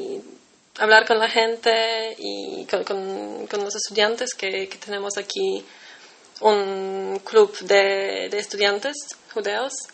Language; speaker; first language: Spanish; non-native, fluent; Polish